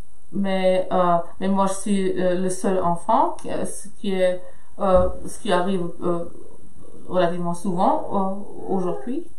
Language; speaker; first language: French; non-native, fluent; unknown